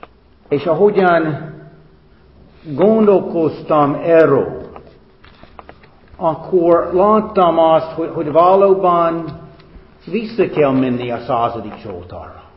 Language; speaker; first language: Hungarian; non-native, fluent; English